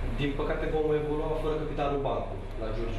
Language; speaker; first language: Romanian; native; Romanian